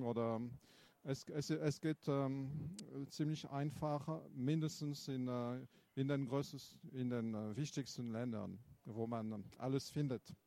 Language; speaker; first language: German; non-native, fluent; French